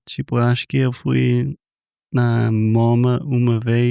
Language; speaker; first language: Portuguese; non-native, fluent; English